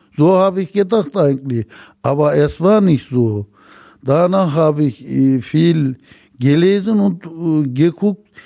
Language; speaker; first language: German; non-native, learner; Turkish